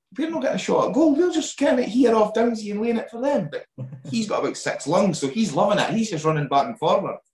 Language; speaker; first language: English; native; English